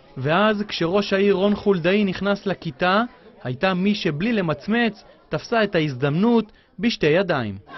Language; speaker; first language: Hebrew; native; Hebrew